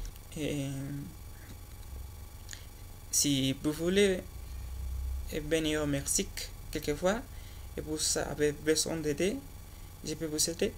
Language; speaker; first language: French; non-native, learner; Spanish